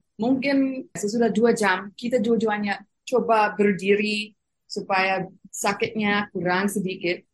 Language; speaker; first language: Indonesian; non-native, fluent; English